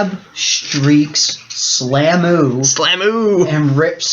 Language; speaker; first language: English; native; English